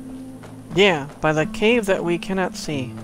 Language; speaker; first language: English; native; English